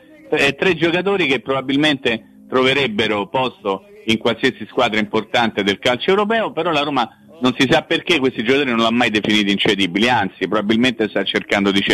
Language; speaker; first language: Italian; native; Italian